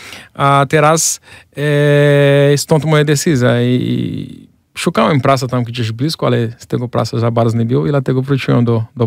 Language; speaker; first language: Polish; non-native, fluent; Portuguese